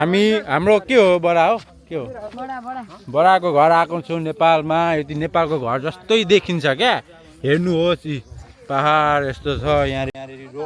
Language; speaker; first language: Nepali; non-native, learner; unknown